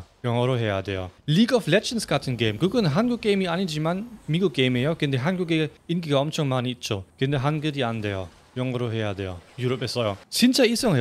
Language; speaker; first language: Korean; non-native, fluent; German